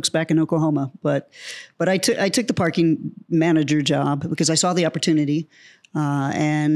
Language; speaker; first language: English; native; English